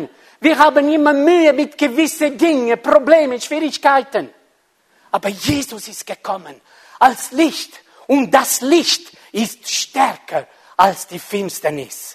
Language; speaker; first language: German; non-native, fluent; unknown